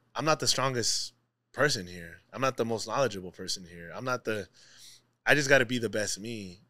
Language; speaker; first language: English; native; English